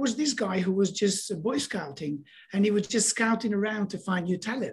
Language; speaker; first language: English; non-native, fluent; Albanian